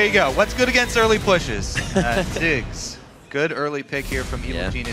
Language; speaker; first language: English; native; English